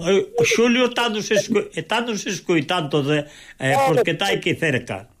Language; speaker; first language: Galician; native; Galician